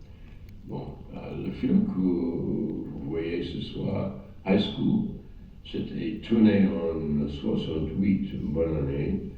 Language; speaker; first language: French; non-native, fluent; English